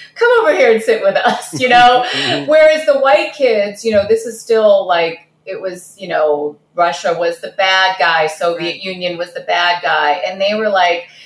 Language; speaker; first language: English; early bilingual, other home language; Russian